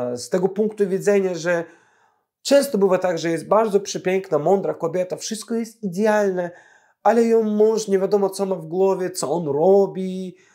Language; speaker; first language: Polish; non-native, fluent; Azerbaijani